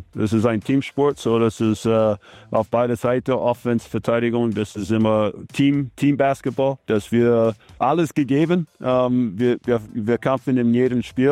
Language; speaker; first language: German; non-native, learner; English